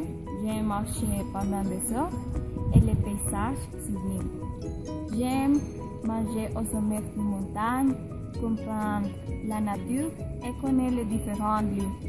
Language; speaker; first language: French; non-native, learner; Spanish